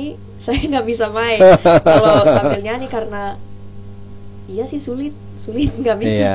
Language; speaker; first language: Indonesian; non-native, learner; English